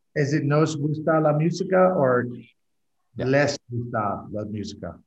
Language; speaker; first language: Spanish; non-native, learner; English